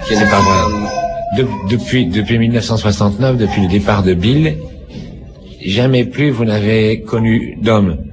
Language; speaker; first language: French; native; French